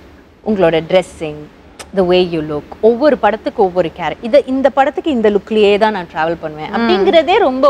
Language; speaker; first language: Tamil; native; Tamil